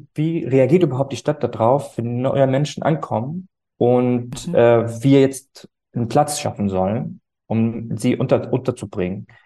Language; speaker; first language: German; non-native, fluent; Arabic